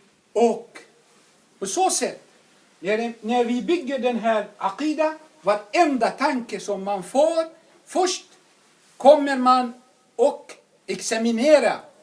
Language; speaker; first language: Swedish; non-native, fluent; Arabic